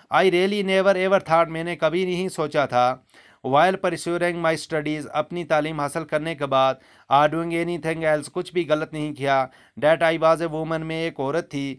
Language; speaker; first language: Hindi; native; Hindi